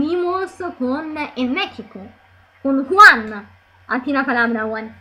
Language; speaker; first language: Spanish; non-native, fluent; Italian